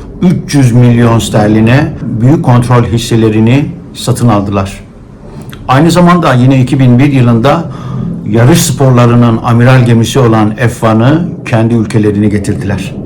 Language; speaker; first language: Turkish; native; Turkish